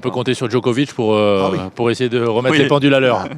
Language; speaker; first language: French; native; French